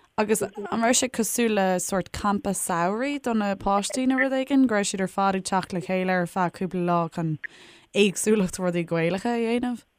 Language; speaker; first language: Irish; native; Irish